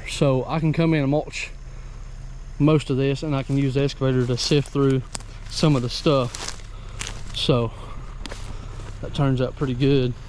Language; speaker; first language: English; native; English